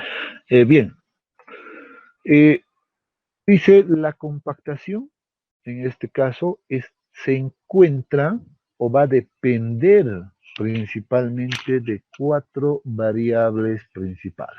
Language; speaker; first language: Spanish; native; Spanish